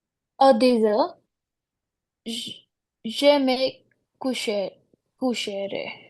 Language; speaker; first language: French; non-native, learner; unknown